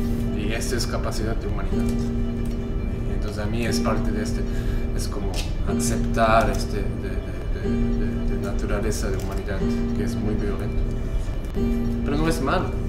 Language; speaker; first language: Spanish; non-native, learner; Japanese